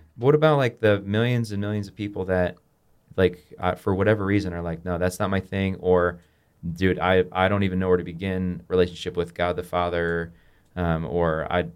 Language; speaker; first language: English; native; English